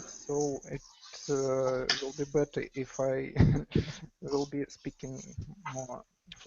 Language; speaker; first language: English; non-native, learner; Russian